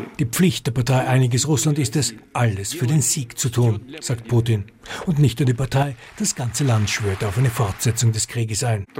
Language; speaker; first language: German; native; German